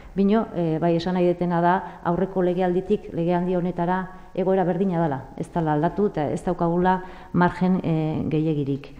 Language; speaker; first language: Basque; native; Basque